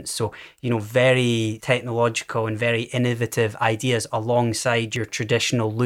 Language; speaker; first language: English; native; English